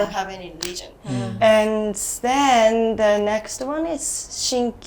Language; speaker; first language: English; non-native, fluent; Japanese